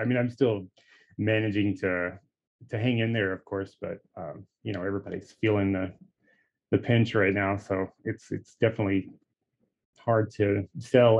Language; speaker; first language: English; native; English